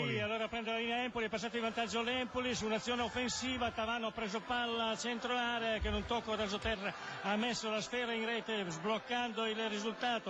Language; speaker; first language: Italian; native; Italian